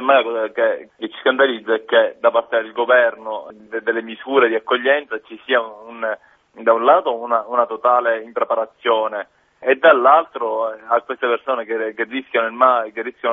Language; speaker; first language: Italian; native; Italian